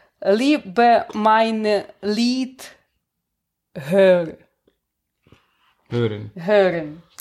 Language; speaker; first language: German; non-native, learner; Russian